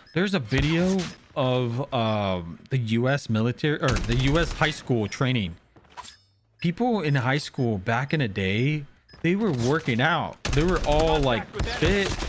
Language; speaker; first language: English; native; English